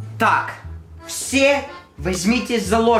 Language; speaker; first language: Russian; early bilingual, heritage; Russian